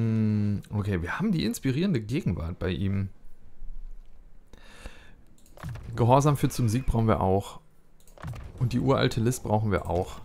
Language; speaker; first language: German; native; German